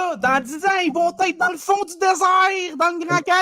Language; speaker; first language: French; native; French